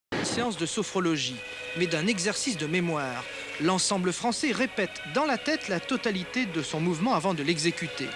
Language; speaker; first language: French; native; French